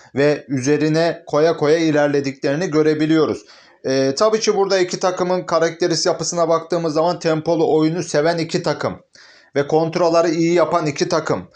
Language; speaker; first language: Turkish; native; Turkish